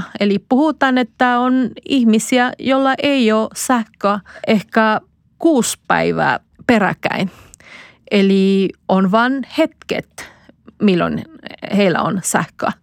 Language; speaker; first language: Finnish; non-native, fluent; Spanish